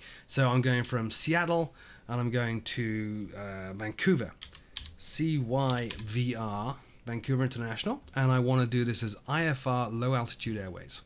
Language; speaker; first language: English; native; English